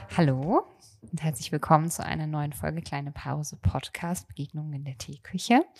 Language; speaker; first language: German; native; German